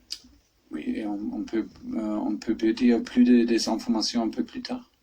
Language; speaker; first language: French; non-native, fluent; German